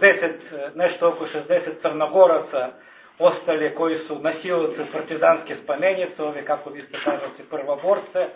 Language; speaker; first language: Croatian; non-native, learner; Russian